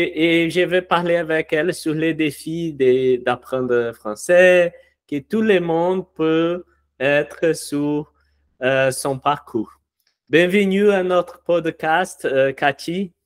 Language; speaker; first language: French; non-native, learner; Portuguese